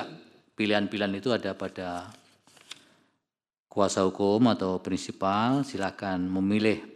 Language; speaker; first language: Indonesian; native; Indonesian